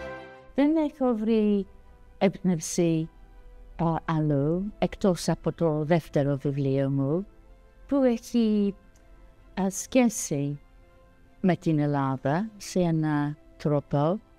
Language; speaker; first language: Greek; non-native, fluent; English